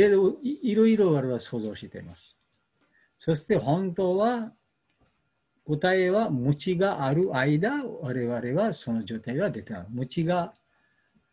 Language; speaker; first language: Japanese; non-native, learner; Bangla